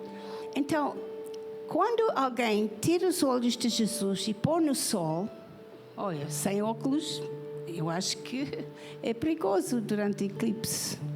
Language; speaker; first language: Portuguese; non-native, fluent; English